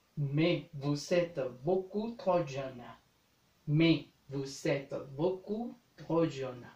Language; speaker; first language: French; non-native, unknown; Spanish